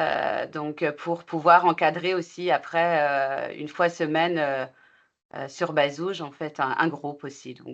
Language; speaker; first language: French; native; French